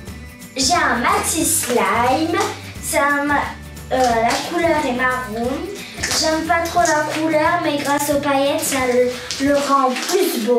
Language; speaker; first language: French; early bilingual, other home language; Russian